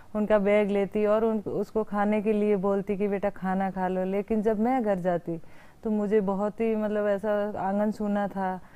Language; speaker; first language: Hindi; native; Hindi